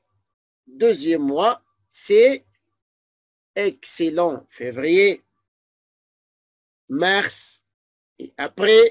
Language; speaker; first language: French; non-native, fluent; Arabic